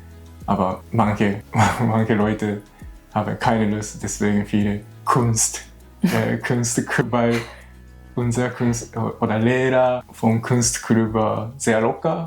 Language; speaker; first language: German; non-native, learner; Japanese